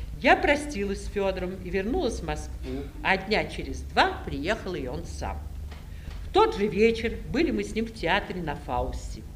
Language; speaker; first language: Russian; native; Russian